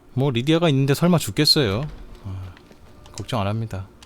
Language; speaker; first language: Korean; native; Korean